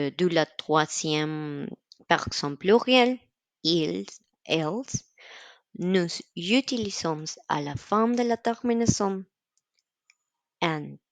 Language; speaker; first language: French; non-native, learner; Spanish